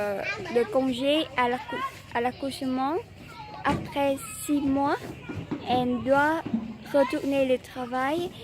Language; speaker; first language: French; non-native, learner; Vietnamese